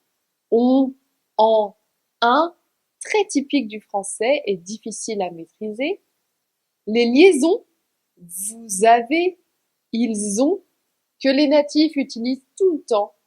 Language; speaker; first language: French; native; French